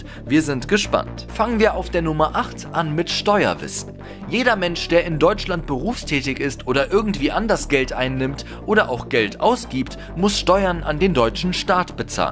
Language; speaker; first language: German; native; German